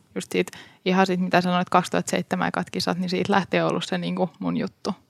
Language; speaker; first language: Finnish; native; Finnish